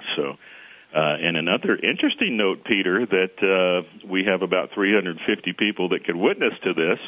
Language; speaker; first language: English; native; English